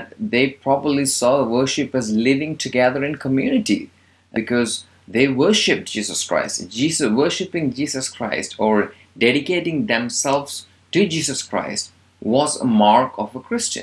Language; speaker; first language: English; non-native, local second language; Malayalam